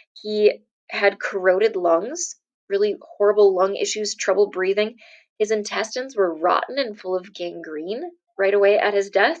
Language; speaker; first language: English; native; English